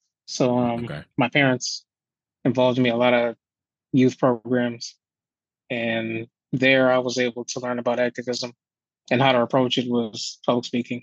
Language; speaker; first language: English; native; English